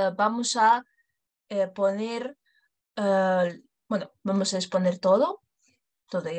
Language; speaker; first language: Spanish; non-native, fluent; English